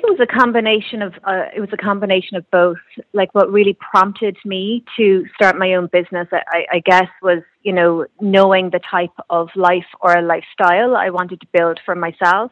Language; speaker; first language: English; native; English